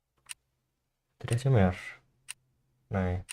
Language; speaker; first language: Icelandic; non-native, learner; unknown